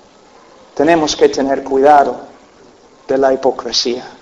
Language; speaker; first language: Spanish; non-native, fluent; English